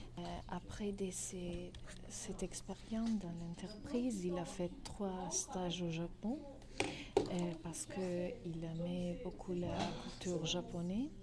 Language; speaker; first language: French; non-native, learner; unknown